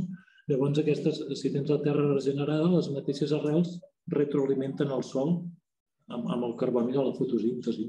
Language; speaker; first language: Catalan; native; Catalan